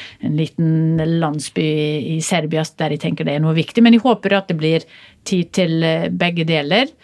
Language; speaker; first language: Norwegian; early bilingual, other home language; Polish